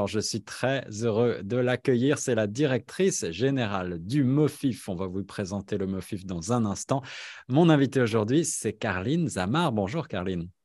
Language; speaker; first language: French; native; French